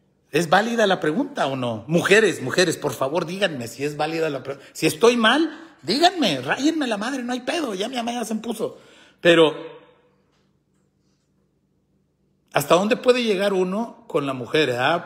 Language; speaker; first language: Spanish; early bilingual, heritage; Spanish